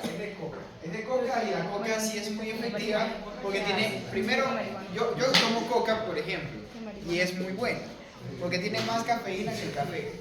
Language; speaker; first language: Spanish; native; Spanish